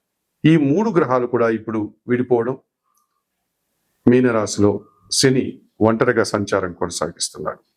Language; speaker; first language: Telugu; native; Telugu